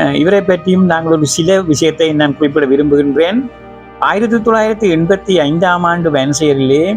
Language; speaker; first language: Tamil; native; Tamil